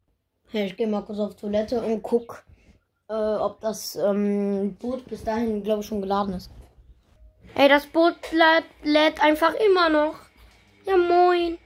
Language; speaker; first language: German; native; German